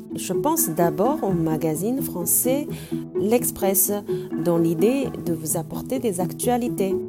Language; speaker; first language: French; non-native, fluent; Chinese